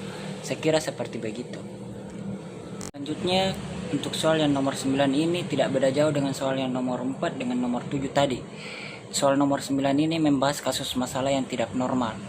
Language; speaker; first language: Indonesian; native; Indonesian